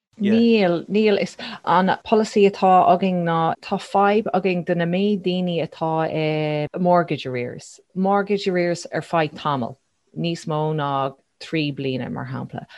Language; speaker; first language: Irish; non-native, local second language; English